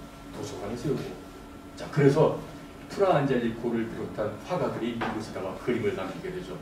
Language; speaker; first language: Korean; native; Korean